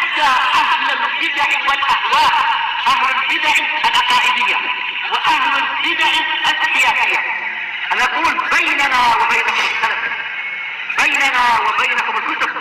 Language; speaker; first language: Arabic; native; Arabic